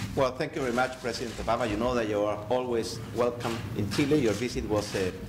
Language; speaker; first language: English; non-native, fluent; Spanish